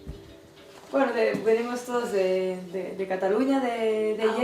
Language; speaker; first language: Spanish; non-native, local second language; Catalan